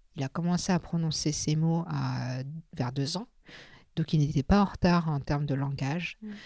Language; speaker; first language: French; non-native, local second language; Min Nan Chinese